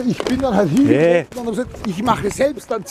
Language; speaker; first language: German; native; German